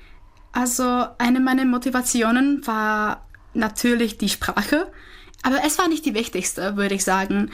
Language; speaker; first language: German; non-native, fluent; Czech